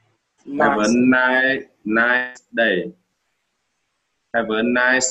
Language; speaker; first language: English; non-native, learner; Vietnamese